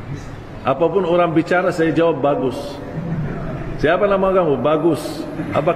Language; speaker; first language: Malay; non-native, fluent; Arabic